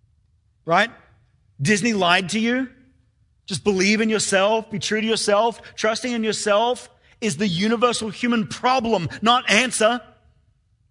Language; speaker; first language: English; native; English